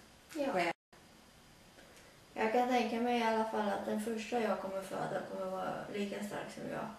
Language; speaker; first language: Swedish; early bilingual, other home language; Latvian